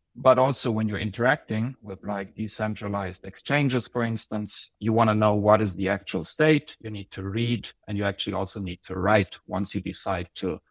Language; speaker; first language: English; non-native, fluent; Bosnian